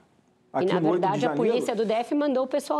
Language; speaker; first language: Portuguese; native; Portuguese